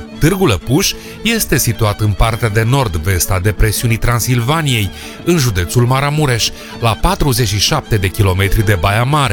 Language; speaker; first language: Romanian; native; Romanian